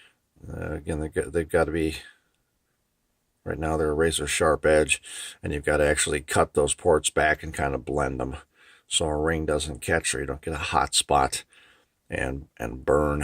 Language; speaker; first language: English; native; English